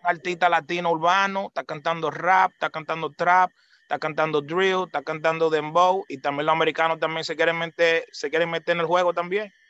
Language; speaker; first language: Spanish; early bilingual, heritage; Spanish